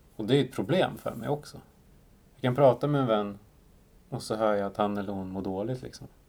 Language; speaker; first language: Swedish; early bilingual, other home language; Spanish